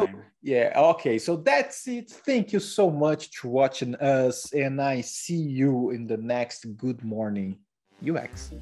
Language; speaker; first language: English; non-native, learner; Portuguese